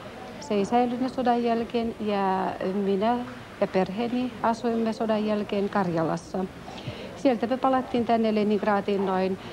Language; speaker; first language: Finnish; early bilingual, heritage; Finnish